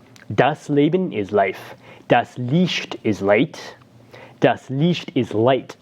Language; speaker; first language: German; non-native, fluent; English